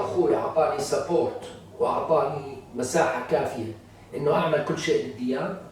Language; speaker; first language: Arabic; native; Arabic